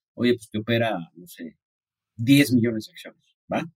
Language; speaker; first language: Spanish; native; Spanish